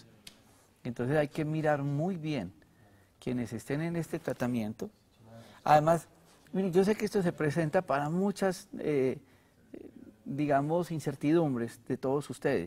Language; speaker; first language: Spanish; native; Spanish